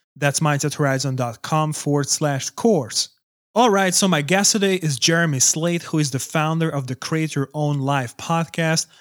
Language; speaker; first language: English; non-native, fluent; Hungarian